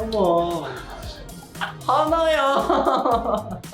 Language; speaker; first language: Japanese; non-native, learner; Korean